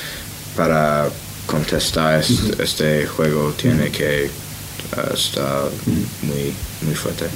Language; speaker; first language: Spanish; non-native, learner; English